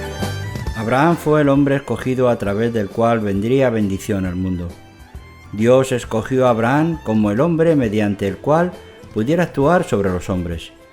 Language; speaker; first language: Spanish; native; Spanish